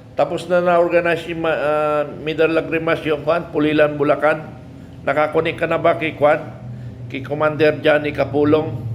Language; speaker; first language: Filipino; native; Filipino